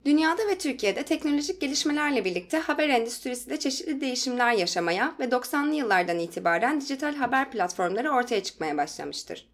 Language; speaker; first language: Turkish; native; Turkish